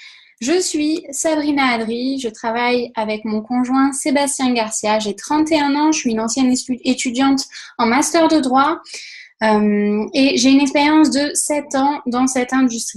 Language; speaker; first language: French; native; French